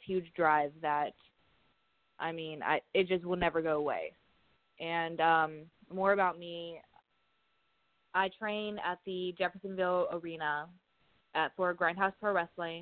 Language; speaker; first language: English; native; English